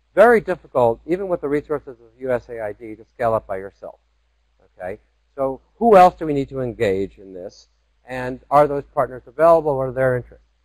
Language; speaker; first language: English; native; English